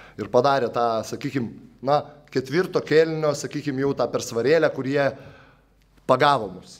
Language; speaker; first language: Lithuanian; native; Lithuanian